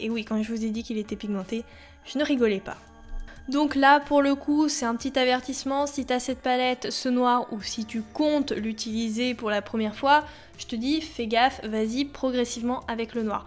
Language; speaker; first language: French; native; French